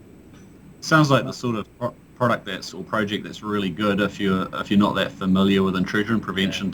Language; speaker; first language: English; native; English